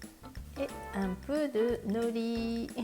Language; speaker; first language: French; non-native, learner; Japanese